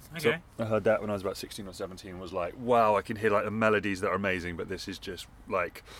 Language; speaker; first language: English; native; English